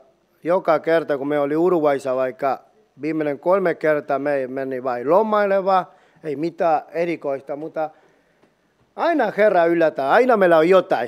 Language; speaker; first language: Finnish; non-native, learner; Spanish